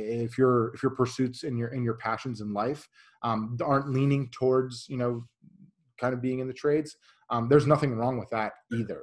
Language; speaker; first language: English; native; English